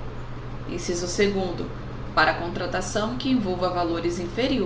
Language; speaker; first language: Portuguese; native; Portuguese